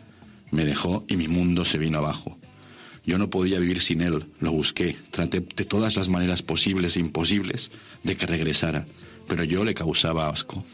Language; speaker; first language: Spanish; native; Spanish